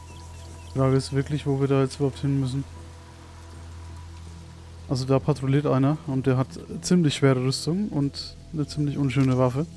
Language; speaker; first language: German; native; German